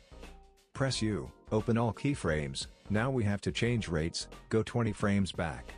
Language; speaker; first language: English; non-native, fluent; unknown